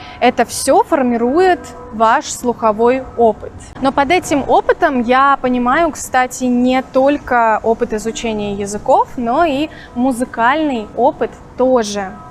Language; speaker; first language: Russian; native; Russian